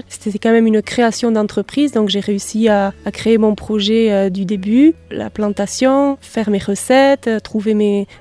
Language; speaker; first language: French; native; French